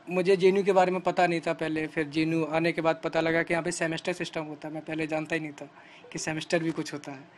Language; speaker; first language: Hindi; native; Hindi